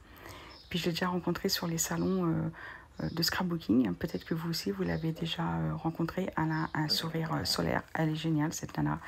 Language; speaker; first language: French; native; French